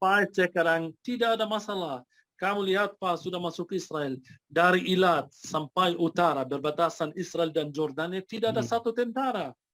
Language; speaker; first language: Indonesian; non-native, fluent; Arabic